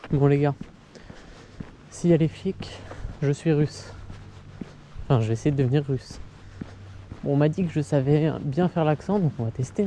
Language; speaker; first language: French; native; French